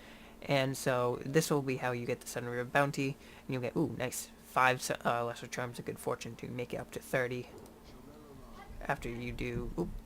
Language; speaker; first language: English; native; English